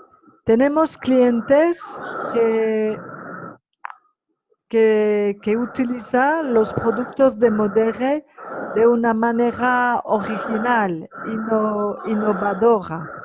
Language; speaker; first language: Spanish; non-native, fluent; French